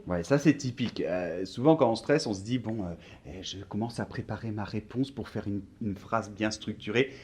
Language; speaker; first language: French; native; French